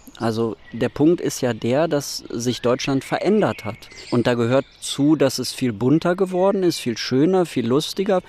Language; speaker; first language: German; native; German